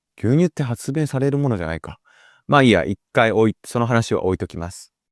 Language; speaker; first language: Japanese; native; Japanese